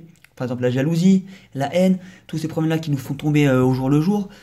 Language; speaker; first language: French; native; French